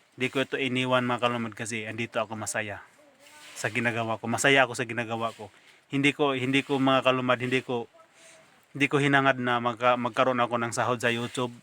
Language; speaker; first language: Filipino; non-native, local second language; Cebuano